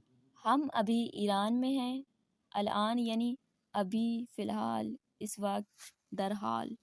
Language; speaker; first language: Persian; non-native, fluent; Urdu